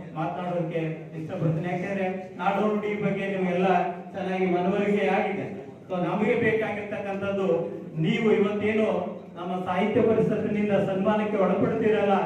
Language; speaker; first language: Kannada; native; Kannada